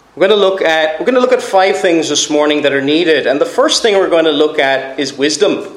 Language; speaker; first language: English; native; English